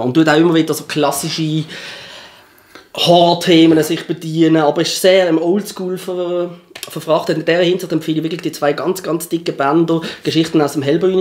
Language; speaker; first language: German; native; German